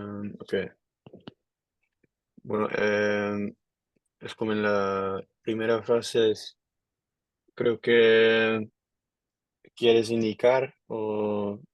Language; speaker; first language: Spanish; non-native, learner; Dutch